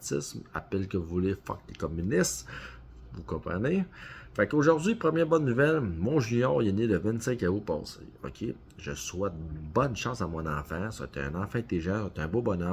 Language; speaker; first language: French; native; French